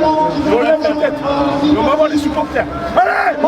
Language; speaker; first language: French; native; French